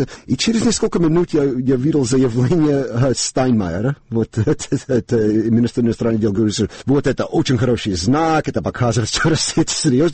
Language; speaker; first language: Russian; non-native, learner; English